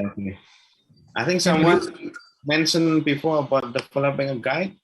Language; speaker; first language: English; non-native, learner; Malay